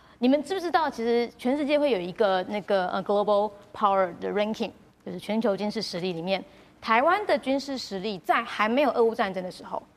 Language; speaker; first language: Chinese; native; Chinese